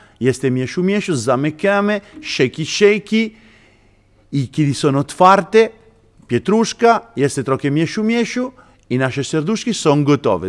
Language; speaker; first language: Polish; non-native, learner; Italian